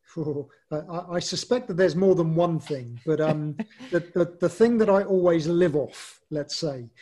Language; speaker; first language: English; native; English